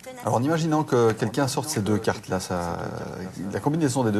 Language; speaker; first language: French; native; French